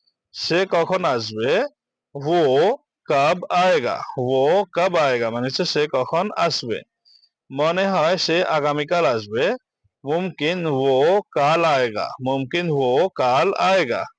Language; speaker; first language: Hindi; non-native, learner; Bangla